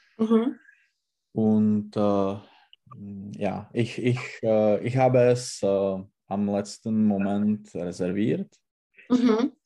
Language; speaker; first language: German; non-native, learner; Czech